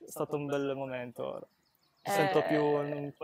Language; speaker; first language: Italian; early bilingual, other home language; Filipino